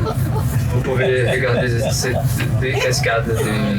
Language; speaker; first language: French; non-native, learner; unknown